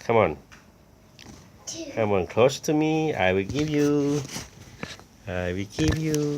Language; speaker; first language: English; non-native, learner; Thai